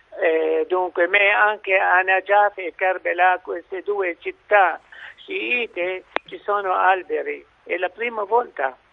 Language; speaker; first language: Italian; non-native, fluent; Arabic